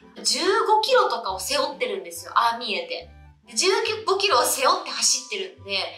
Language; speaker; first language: Japanese; early bilingual, other home language; Vietnamese